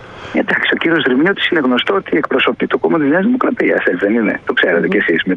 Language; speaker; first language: Greek; native; Greek